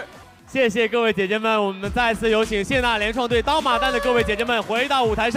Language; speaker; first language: Chinese; native; Chinese